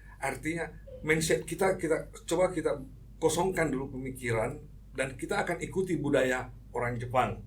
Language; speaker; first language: Indonesian; native; Indonesian